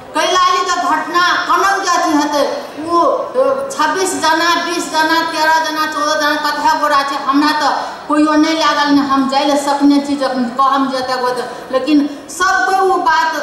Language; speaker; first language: Maithili; non-native, local second language; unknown